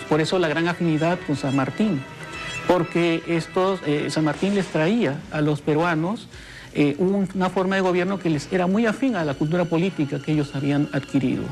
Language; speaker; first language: Spanish; native; Spanish